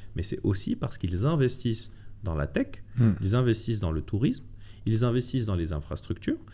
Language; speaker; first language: French; non-native, local second language; Arabic